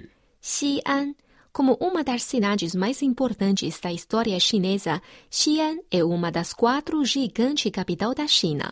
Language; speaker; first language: Portuguese; non-native, fluent; Chinese